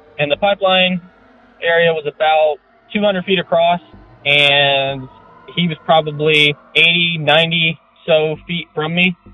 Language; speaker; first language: English; native; English